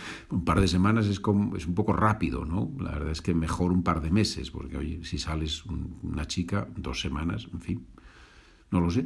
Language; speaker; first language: Spanish; native; Spanish